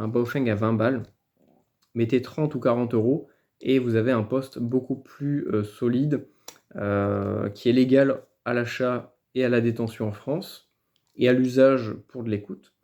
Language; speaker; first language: French; native; French